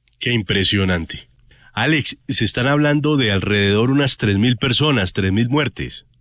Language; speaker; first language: Spanish; native; Spanish